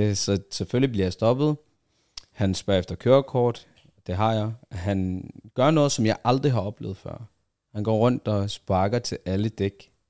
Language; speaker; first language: Danish; early bilingual, other home language; Arabic